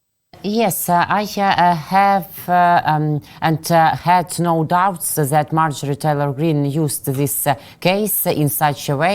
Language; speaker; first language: English; non-native, fluent; Russian